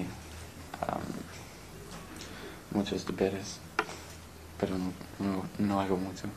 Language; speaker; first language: Spanish; non-native, learner; English